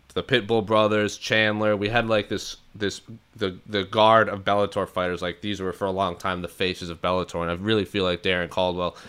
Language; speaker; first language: English; native; English